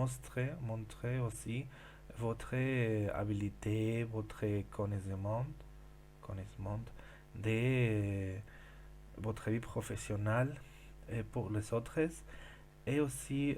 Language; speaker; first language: French; non-native, learner; Spanish